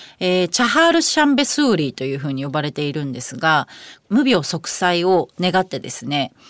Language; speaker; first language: Japanese; native; Japanese